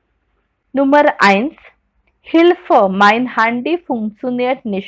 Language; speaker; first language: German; non-native, learner; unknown